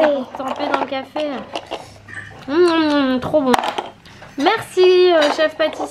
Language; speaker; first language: French; native; French